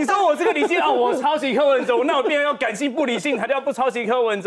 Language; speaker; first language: Chinese; native; Chinese